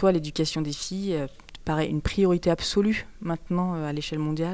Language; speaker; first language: French; native; French